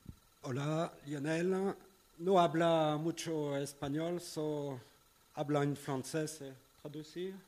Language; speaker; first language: Spanish; non-native, learner; French